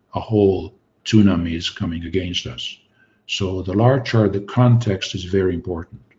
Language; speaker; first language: English; non-native, fluent; Hungarian